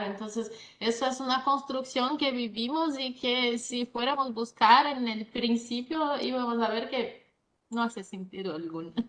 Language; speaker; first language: Spanish; non-native, fluent; Portuguese